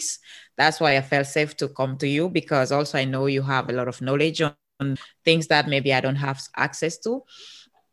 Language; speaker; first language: English; non-native, local second language; French